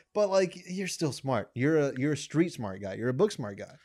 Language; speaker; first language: English; non-native, fluent; Spanish